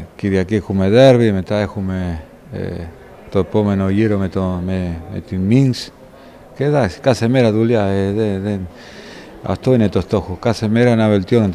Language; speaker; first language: Greek; non-native, learner; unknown